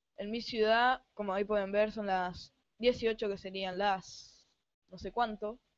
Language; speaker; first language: Spanish; native; Spanish